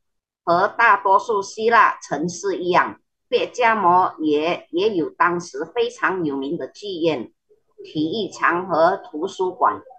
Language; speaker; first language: Chinese; early bilingual, heritage; Chinese